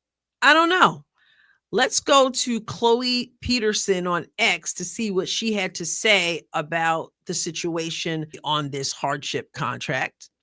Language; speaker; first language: English; native; English